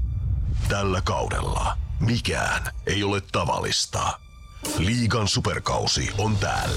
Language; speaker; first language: Finnish; native; Finnish